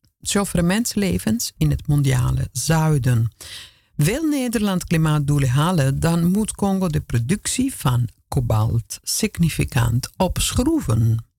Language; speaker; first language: Dutch; non-native, fluent; Italian